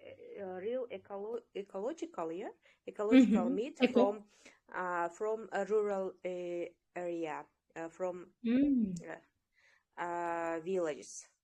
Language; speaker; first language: English; non-native, learner; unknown